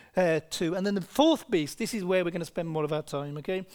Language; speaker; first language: English; native; English